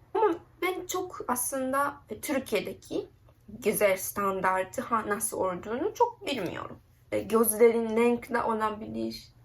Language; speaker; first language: Turkish; non-native, learner; Japanese